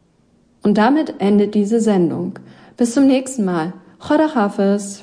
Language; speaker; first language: German; native; German